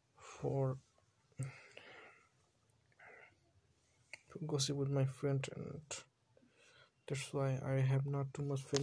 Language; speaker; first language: English; non-native, learner; Bangla